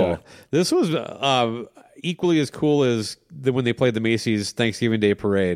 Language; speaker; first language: English; native; English